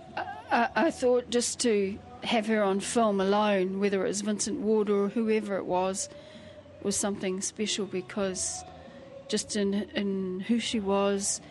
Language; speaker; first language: English; native; English